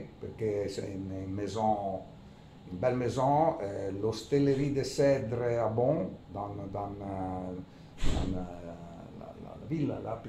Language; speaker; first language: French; non-native, learner; Italian